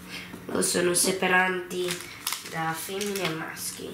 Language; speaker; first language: Italian; early bilingual, heritage; Italian